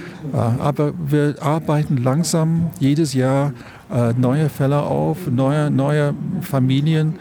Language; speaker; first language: German; non-native, fluent; English